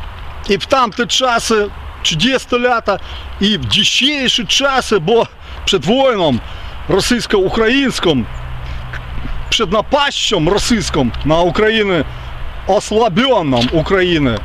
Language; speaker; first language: Polish; early bilingual, heritage; Ukrainian